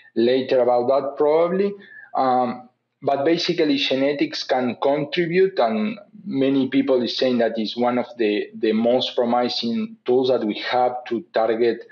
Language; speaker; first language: English; non-native, fluent; Spanish